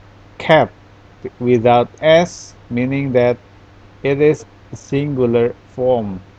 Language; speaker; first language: English; non-native, learner; Indonesian